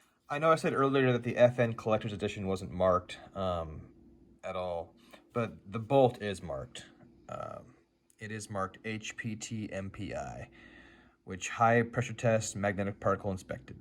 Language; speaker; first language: English; native; English